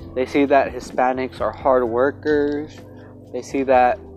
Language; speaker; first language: English; early bilingual, other home language; Spanish